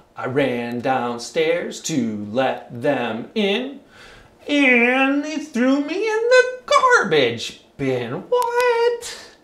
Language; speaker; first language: English; native; English